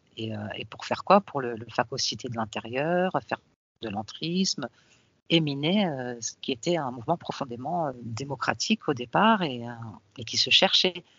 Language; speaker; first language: French; early bilingual, other home language; Arabic